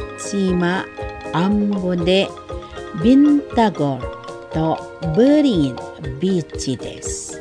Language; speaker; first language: Japanese; non-native, fluent; Indonesian